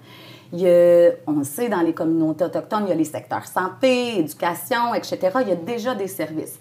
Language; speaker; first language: French; native; French